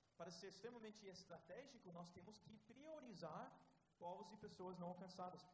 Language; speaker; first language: Portuguese; non-native, fluent; English